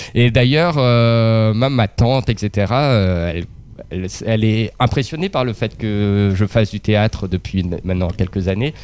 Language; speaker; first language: French; native; French